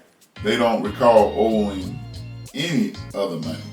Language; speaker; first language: English; native; English